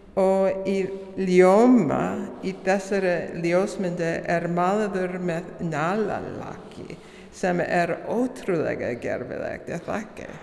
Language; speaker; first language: Icelandic; non-native, learner; English